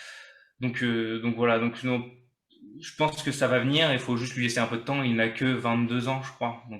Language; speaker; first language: French; native; French